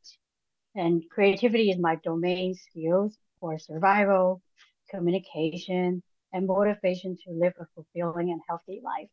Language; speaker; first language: English; non-native, local second language; Cantonese